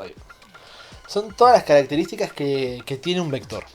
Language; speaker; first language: Spanish; native; Spanish